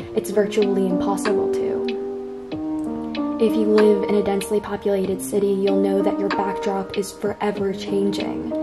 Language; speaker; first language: English; native; English